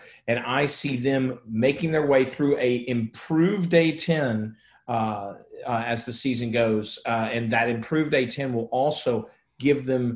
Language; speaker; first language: English; native; English